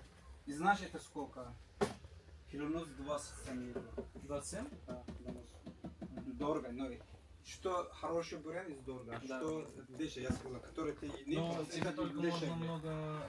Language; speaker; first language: Russian; non-native, learner; Turkish